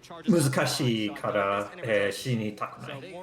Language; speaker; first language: Japanese; non-native, learner; English